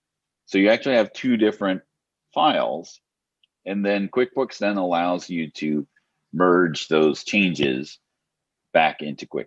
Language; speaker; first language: English; native; English